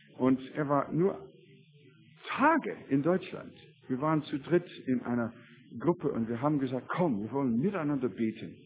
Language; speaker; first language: German; non-native, fluent; English